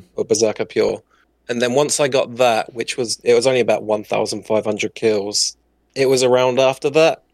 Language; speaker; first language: English; native; English